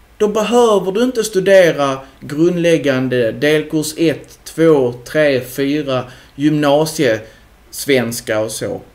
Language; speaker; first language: Swedish; native; Swedish